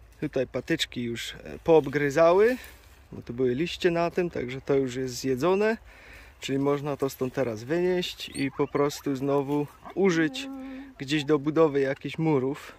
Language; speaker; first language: Polish; native; Polish